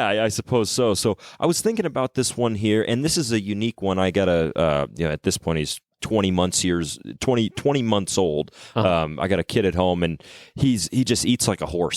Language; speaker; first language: English; native; English